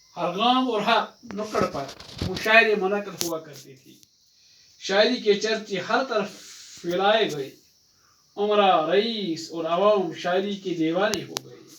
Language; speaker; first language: Urdu; native; Urdu